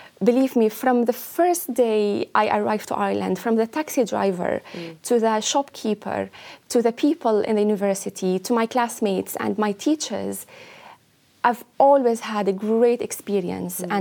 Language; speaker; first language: English; non-native, fluent; Arabic